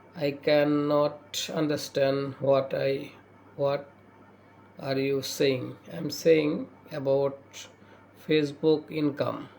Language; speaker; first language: English; non-native, learner; Bangla